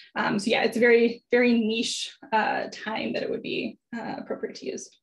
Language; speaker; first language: English; native; English